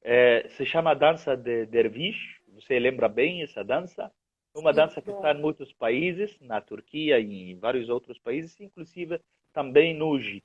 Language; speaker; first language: Portuguese; non-native, fluent; Arabic